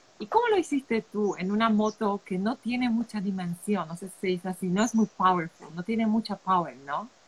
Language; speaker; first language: Spanish; non-native, fluent; Polish